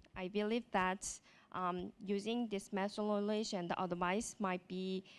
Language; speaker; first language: English; non-native, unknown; Korean